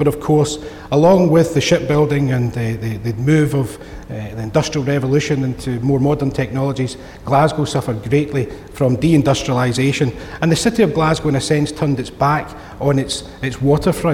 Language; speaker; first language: English; native; English